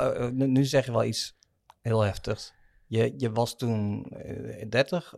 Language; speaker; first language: Dutch; native; Dutch